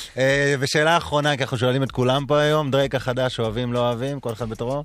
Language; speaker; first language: Hebrew; native; Hebrew